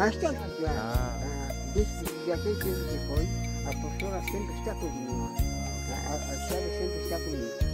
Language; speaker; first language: Portuguese; non-native, local second language; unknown